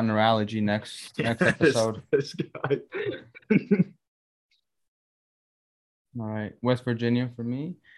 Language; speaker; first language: English; non-native, fluent; Spanish